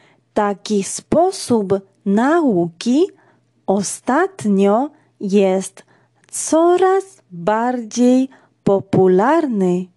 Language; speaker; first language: Polish; non-native, fluent; Georgian